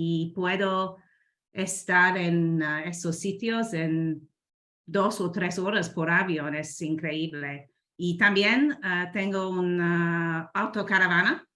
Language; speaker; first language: Spanish; non-native, learner; English